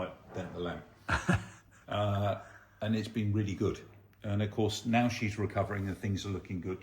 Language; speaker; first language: English; native; English